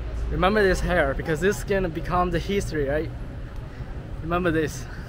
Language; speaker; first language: English; non-native, fluent; Chinese